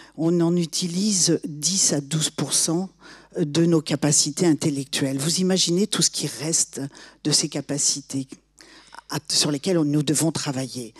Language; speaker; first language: French; native; French